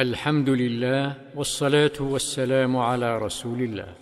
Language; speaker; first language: Arabic; native; Arabic